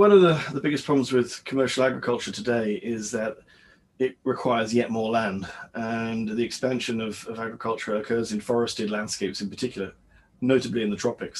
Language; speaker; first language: English; native; English